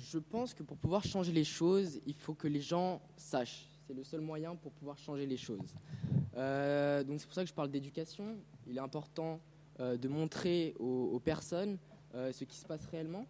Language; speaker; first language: French; non-native, fluent; Romanian